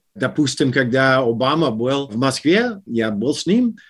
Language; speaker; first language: Russian; non-native, learner; English